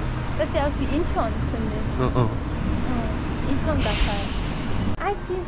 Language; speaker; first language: Korean; non-native, learner; German